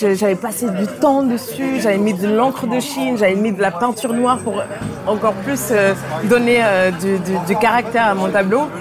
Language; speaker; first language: French; early bilingual, other home language; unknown